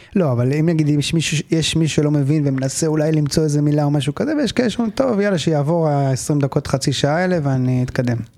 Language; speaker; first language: Hebrew; native; Hebrew